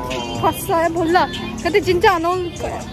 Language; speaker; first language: Korean; non-native, learner; Hindi